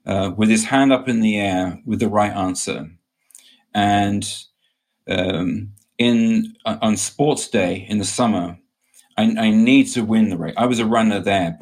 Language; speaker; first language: English; native; English